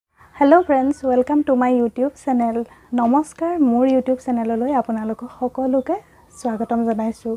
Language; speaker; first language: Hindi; non-native, local second language; Assamese